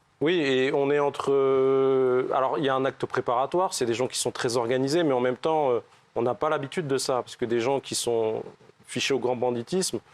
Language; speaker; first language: French; native; French